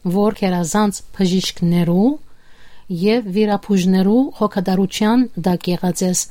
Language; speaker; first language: Armenian; native; Armenian